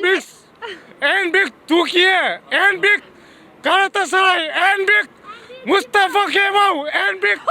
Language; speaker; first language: Turkish; non-native, learner; Thai